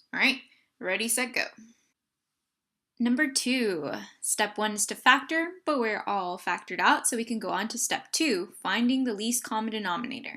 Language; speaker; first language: English; native; English